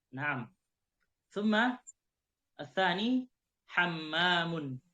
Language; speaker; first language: Arabic; non-native, fluent; Indonesian